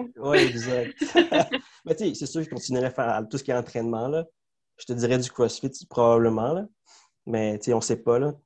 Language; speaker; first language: French; early bilingual, other home language; Spanish